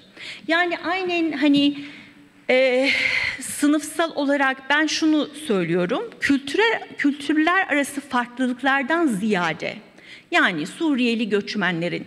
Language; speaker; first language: Turkish; native; Turkish